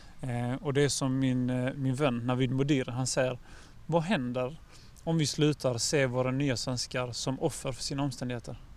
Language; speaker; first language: Swedish; native; Swedish